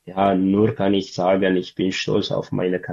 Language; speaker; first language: German; non-native, learner; Tigrinya